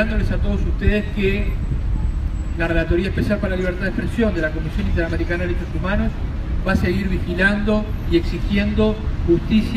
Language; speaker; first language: Spanish; native; Spanish